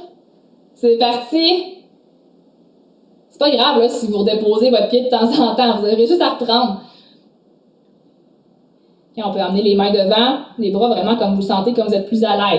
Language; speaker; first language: French; native; French